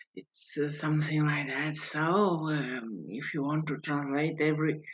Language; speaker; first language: English; non-native, learner; Italian